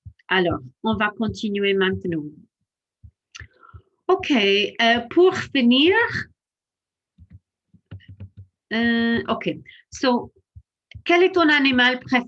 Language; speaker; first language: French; non-native, fluent; English